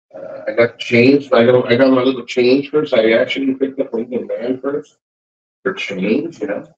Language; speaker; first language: English; native; English